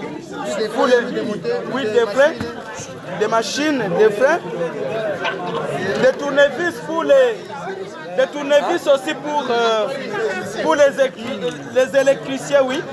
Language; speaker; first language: French; non-native, local second language; Swahili